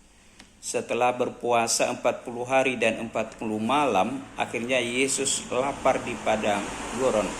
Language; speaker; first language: Indonesian; native; Indonesian